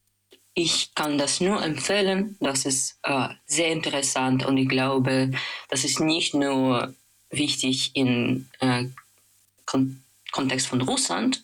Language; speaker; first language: German; non-native, learner; Russian